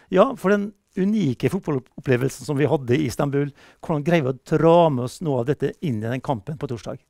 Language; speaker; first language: Norwegian; native; Norwegian